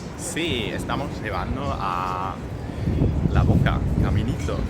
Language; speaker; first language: Spanish; non-native, learner; Swiss German